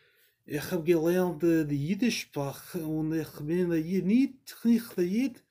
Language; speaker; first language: German; non-native, learner; English